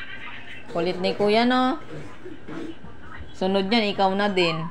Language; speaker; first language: Filipino; native; Filipino